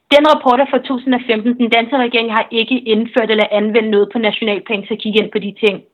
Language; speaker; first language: Danish; early bilingual, other home language; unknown